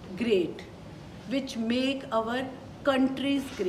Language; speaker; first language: English; non-native, local second language; Punjabi